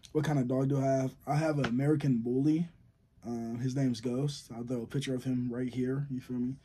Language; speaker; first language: English; native; English